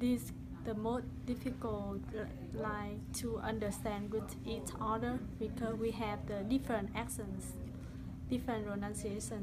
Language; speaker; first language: English; non-native, learner; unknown